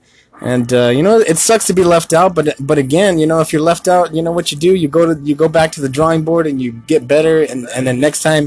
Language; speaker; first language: English; native; English